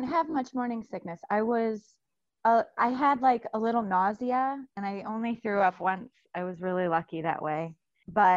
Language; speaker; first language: English; native; English